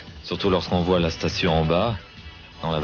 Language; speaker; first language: French; native; French